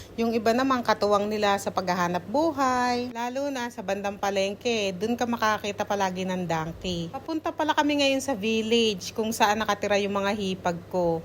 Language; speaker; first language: Filipino; native; Filipino